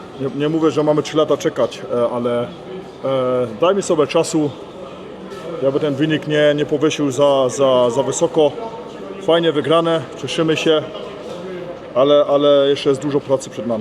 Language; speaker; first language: Polish; early bilingual, heritage; Polish